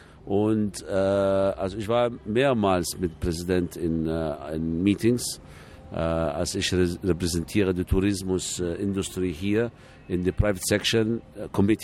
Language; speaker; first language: German; non-native, fluent; Arabic